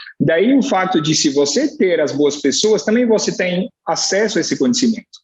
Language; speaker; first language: Portuguese; non-native, fluent; French